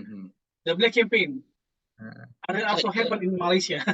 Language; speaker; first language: English; non-native, fluent; Indonesian